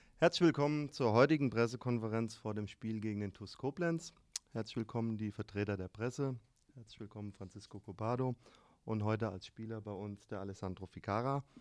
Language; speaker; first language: German; native; German